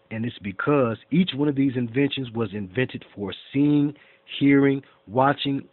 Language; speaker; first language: English; native; English